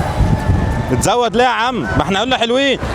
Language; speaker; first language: Arabic; native; Arabic